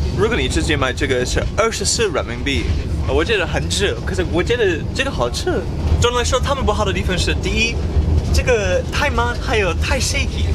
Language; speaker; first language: Chinese; non-native, learner; English